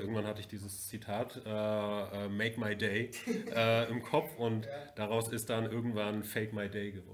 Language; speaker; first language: German; native; German